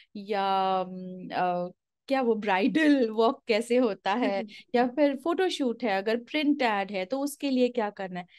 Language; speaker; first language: Hindi; non-native, local second language; Marathi